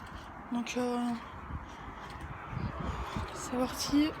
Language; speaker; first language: French; native; French